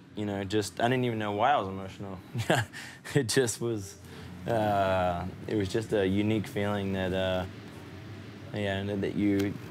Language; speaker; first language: English; native; English